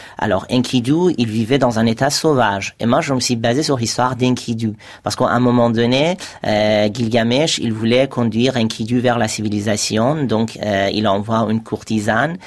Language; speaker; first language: French; non-native, fluent; Persian